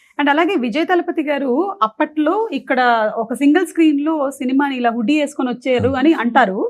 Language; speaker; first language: Telugu; non-native, local second language; Malayalam